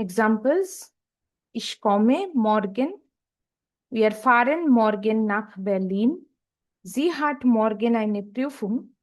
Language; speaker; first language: German; non-native, fluent; Hindi